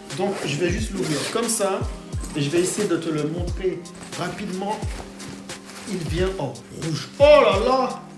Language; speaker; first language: French; non-native, fluent; English